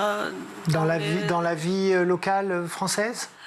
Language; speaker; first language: French; native; French